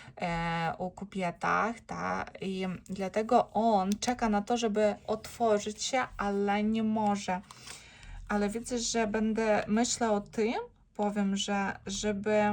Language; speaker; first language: Polish; non-native, learner; Ukrainian